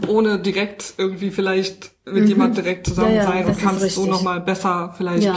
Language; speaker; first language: German; native; German